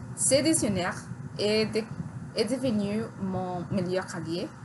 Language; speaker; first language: French; non-native, learner; Spanish